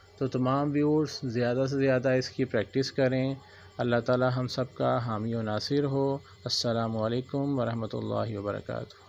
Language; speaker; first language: Urdu; native; Urdu